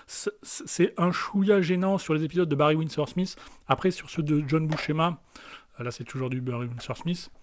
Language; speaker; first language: French; native; French